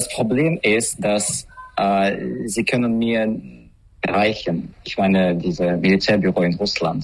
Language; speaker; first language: German; non-native, learner; Russian